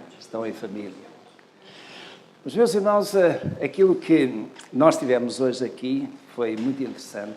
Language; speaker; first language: Portuguese; native; Portuguese